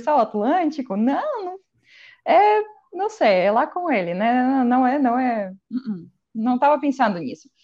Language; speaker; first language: Portuguese; non-native, fluent; Russian